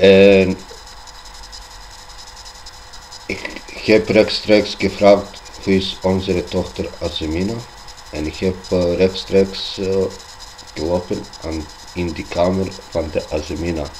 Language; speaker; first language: Dutch; non-native, local second language; Albanian